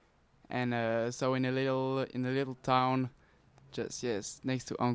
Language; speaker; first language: English; non-native, learner; French